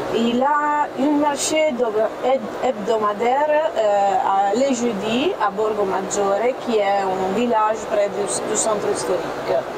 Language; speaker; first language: French; non-native, fluent; Italian